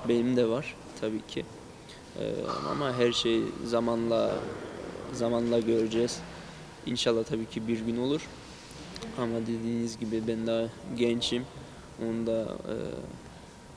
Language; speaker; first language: Turkish; early bilingual, heritage; Turkish